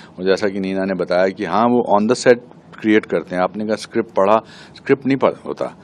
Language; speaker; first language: Hindi; native; Hindi